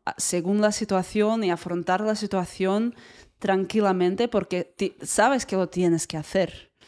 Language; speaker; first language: Spanish; non-native, fluent; Russian